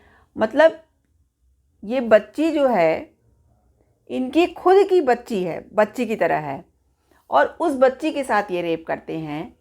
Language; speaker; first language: Hindi; native; Hindi